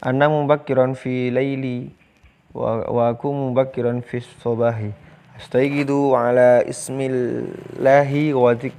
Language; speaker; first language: Arabic; non-native, learner; Indonesian